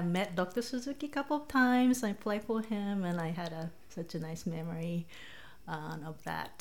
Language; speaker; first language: English; non-native, fluent; Japanese